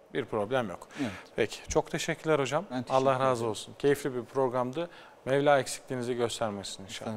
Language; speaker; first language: Turkish; native; Turkish